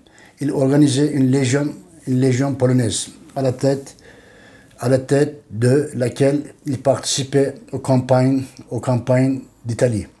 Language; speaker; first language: French; non-native, learner; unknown